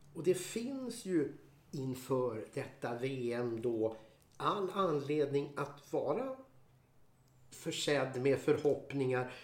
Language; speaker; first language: Swedish; native; Swedish